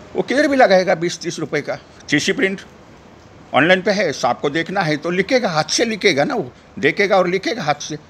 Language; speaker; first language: Hindi; non-native, local second language; Marathi